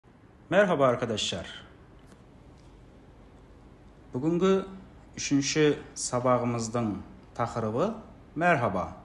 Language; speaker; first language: Turkish; non-native, fluent; Kazakh